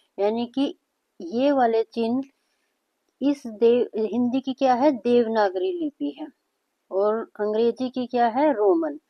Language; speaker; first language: Hindi; native; Hindi